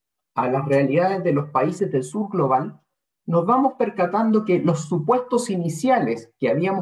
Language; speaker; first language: Spanish; native; Spanish